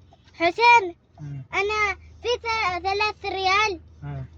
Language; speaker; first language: Arabic; non-native, learner; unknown